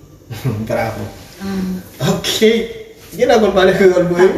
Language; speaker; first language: Spanish; non-native, learner; Haitian Creole